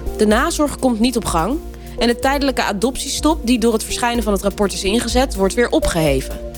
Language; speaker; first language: Dutch; native; Dutch